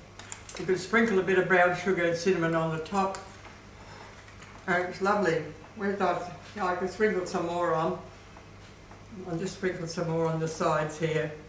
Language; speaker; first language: English; native; English